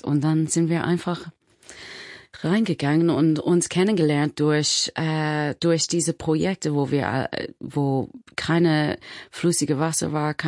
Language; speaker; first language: German; non-native, learner; English